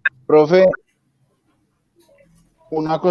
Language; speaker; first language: Spanish; native; Spanish